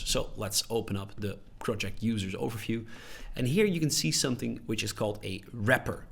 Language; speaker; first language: English; non-native, fluent; Dutch